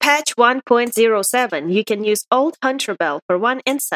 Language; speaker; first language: English; non-native, fluent; Russian